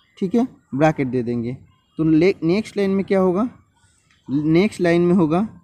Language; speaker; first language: Hindi; non-native, local second language; Bangla